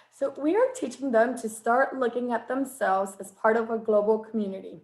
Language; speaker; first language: English; non-native, fluent; Spanish